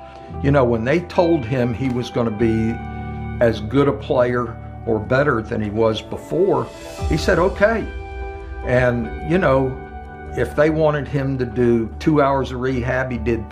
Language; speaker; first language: English; native; English